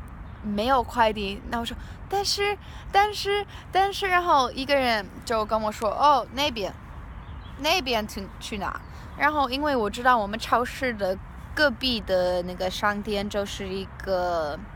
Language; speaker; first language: Chinese; non-native, learner; English